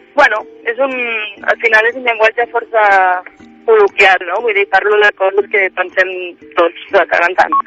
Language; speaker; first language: Catalan; non-native, local second language; Spanish